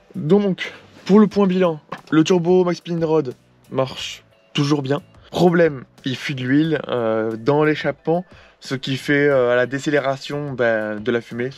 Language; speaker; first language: French; native; French